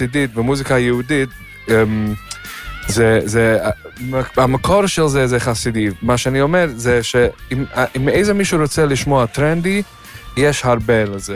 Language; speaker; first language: Hebrew; non-native, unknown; Yiddish